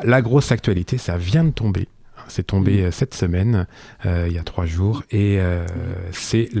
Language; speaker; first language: French; native; French